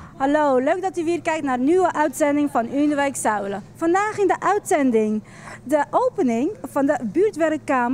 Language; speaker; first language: Dutch; native; Dutch